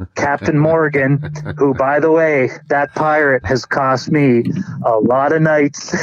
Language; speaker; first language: English; native; English